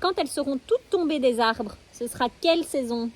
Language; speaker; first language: French; native; French